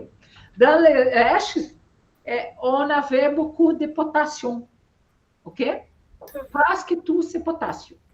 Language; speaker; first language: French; non-native, learner; Portuguese